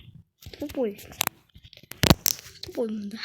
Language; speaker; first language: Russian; non-native, local second language; Kazakh